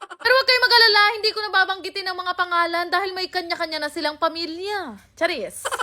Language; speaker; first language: Filipino; native; Filipino